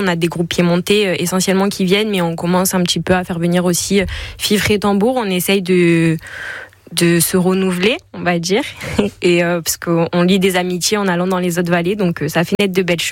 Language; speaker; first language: French; native; French